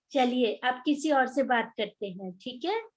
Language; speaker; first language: Hindi; native; Hindi